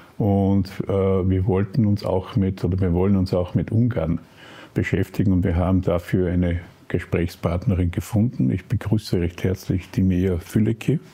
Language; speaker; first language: German; native; German